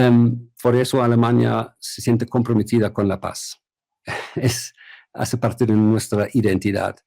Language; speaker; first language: Spanish; non-native, fluent; German